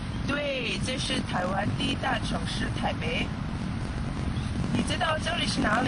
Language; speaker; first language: Chinese; non-native, learner; Korean